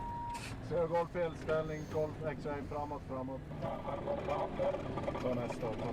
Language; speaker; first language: Swedish; native; Swedish